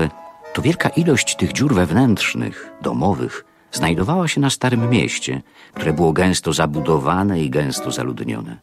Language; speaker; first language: Polish; native; Polish